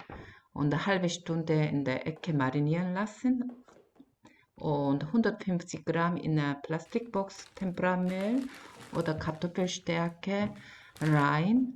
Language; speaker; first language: German; non-native, fluent; Korean